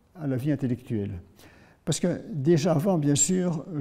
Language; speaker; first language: French; native; French